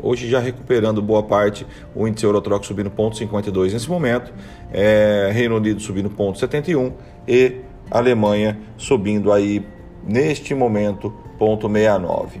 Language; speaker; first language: Portuguese; native; Portuguese